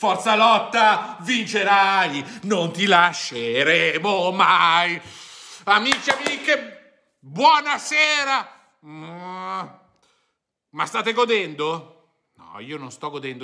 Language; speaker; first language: Italian; native; Italian